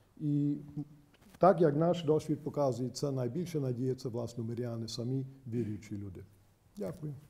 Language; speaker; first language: Ukrainian; early bilingual, heritage; Ukrainian